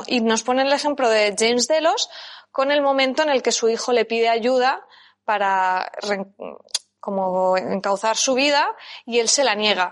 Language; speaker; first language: Spanish; native; Spanish